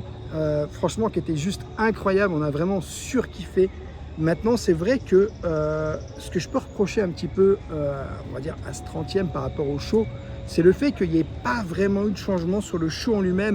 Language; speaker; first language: French; native; French